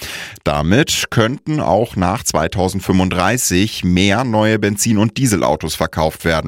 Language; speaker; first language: German; native; German